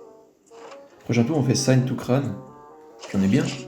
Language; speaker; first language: French; native; French